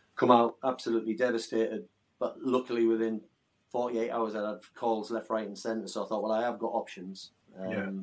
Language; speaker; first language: English; native; English